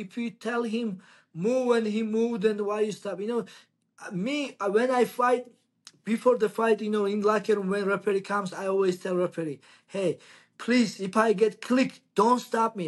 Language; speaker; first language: English; non-native, learner; Georgian